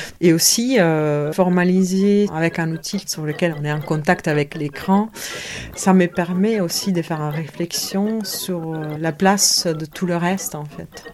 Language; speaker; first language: French; non-native, fluent; Italian